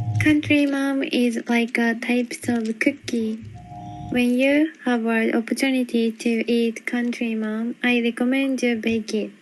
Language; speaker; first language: English; non-native, learner; Japanese